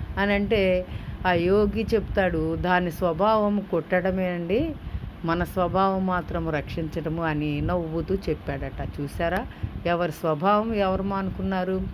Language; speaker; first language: Telugu; native; Telugu